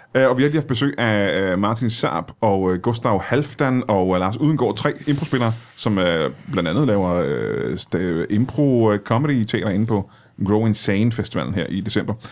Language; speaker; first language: Danish; native; Danish